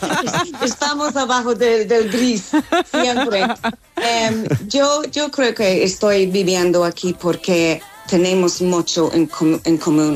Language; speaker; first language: Spanish; non-native, learner; English